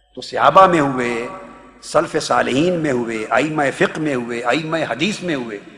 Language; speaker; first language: Urdu; non-native, local second language; Punjabi